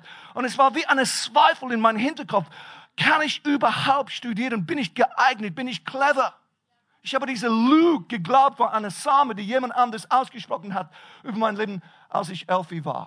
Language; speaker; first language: German; non-native, fluent; English